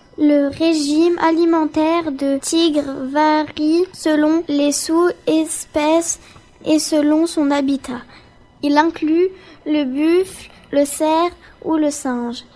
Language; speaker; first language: French; native; French